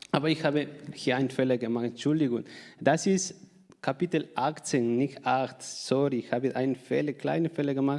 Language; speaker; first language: German; non-native, learner; Spanish